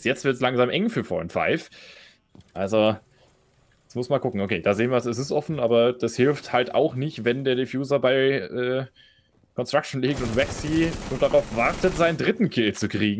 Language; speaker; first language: German; native; German